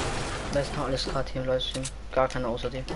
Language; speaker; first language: German; native; German